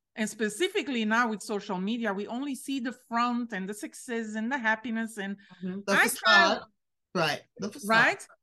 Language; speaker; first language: English; non-native, fluent; French